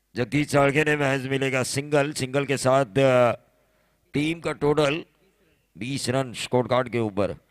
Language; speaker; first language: Hindi; non-native, local second language; Marathi